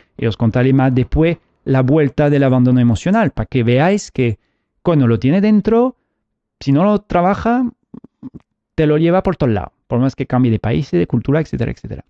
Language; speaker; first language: Spanish; early bilingual, heritage; Spanish